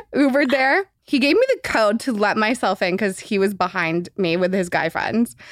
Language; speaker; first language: English; native; English